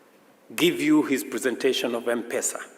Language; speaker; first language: English; non-native, local second language; Swahili